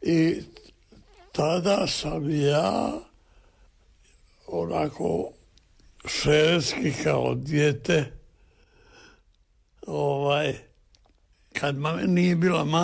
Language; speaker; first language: Serbian; native; Serbian